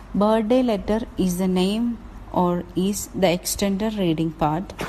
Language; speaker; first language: English; non-native, local second language; Malayalam